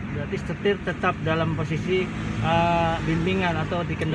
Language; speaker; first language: Indonesian; native; Indonesian